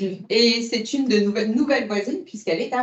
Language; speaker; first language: French; native; French